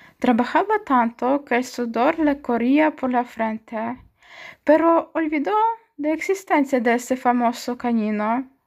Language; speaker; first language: Spanish; non-native, fluent; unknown